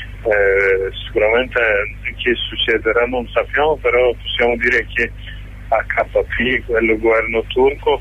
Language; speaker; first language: Italian; non-native, learner; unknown